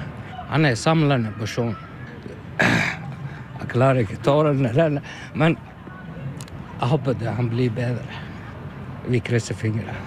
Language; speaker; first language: Norwegian; non-native, learner; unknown